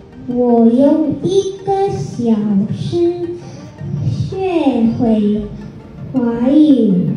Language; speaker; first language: Chinese; non-native, learner; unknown